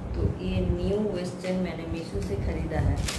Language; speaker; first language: Hindi; non-native, local second language; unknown